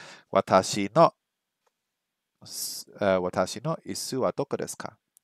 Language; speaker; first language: Japanese; non-native, learner; English